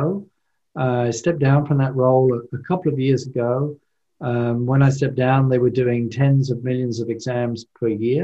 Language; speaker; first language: English; native; English